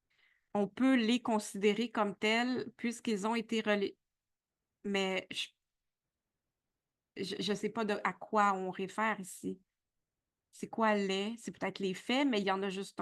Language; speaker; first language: French; native; French